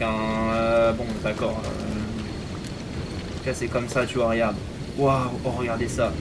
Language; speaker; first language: French; native; French